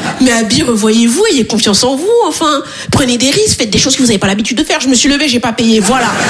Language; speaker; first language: French; native; French